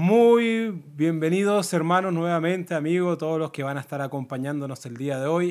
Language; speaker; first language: Spanish; native; Spanish